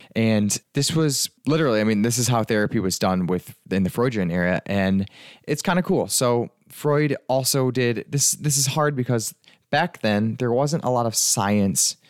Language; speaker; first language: English; early bilingual, other home language; Italian